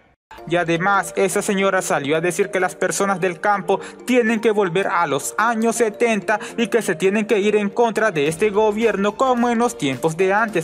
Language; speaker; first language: Spanish; native; Spanish